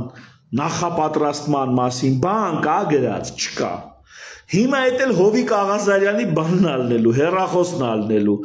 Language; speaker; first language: Armenian; native; Armenian